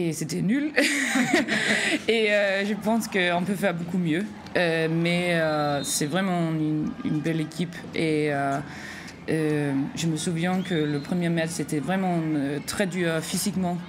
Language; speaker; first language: French; non-native, fluent; Danish